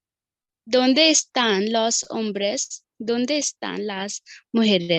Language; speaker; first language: Spanish; non-native, learner; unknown